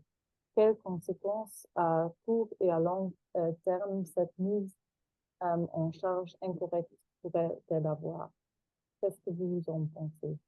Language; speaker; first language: French; non-native, fluent; German